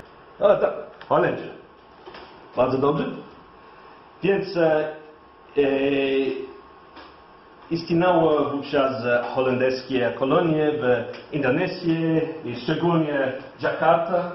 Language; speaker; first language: Polish; non-native, learner; English